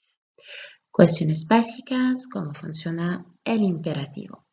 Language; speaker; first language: Spanish; non-native, fluent; French